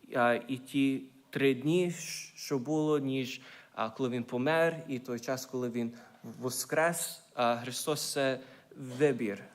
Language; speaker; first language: Ukrainian; early bilingual, heritage; Ukrainian